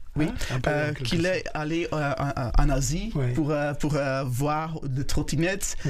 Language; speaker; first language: French; non-native, local second language; Kinyarwanda